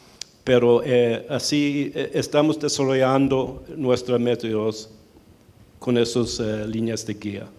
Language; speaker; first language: Spanish; early bilingual, heritage; Spanish